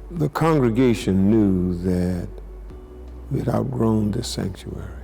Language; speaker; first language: English; native; English